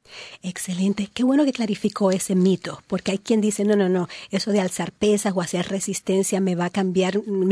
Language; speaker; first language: Spanish; native; Spanish